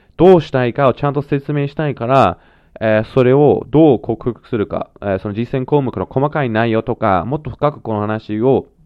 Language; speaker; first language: Japanese; non-native, fluent; English